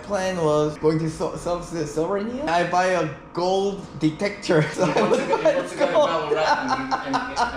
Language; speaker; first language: English; non-native, learner; Korean